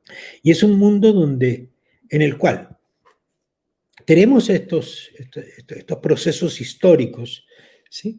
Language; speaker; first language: Spanish; native; Spanish